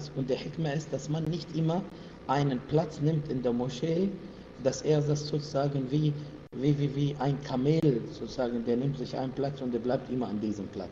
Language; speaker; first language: German; non-native, fluent; Arabic